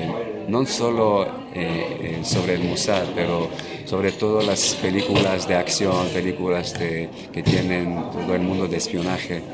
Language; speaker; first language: Spanish; non-native, learner; Hebrew